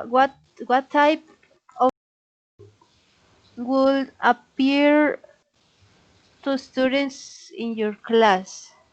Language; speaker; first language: English; non-native, learner; Spanish